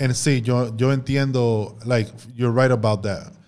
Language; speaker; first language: English; early bilingual, other home language; Spanish